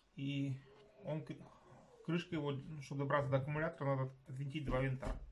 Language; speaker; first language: Russian; non-native, local second language; Ukrainian